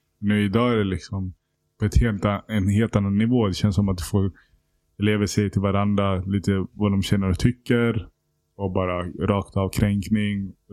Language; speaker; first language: Swedish; native; Swedish